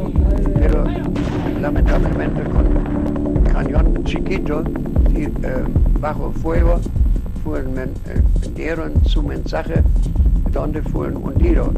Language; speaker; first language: Spanish; non-native, fluent; German